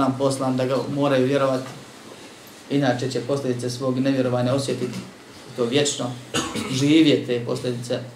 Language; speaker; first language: Bosnian; native; Bosnian